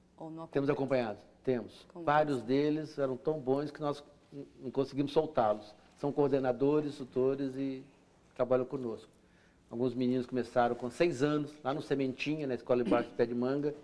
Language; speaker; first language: Portuguese; native; Portuguese